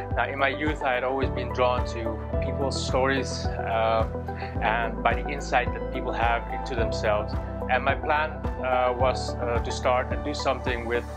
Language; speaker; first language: English; non-native, fluent; Dutch